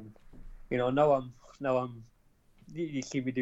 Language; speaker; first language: English; native; English